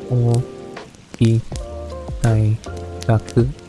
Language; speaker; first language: Japanese; non-native, learner; English